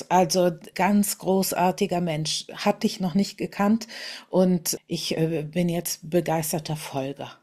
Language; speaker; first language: German; native; German